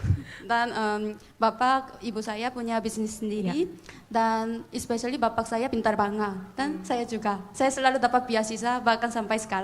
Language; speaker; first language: Indonesian; non-native, fluent; Korean